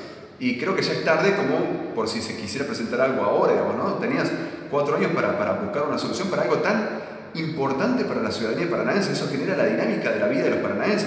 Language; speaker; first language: Spanish; native; Spanish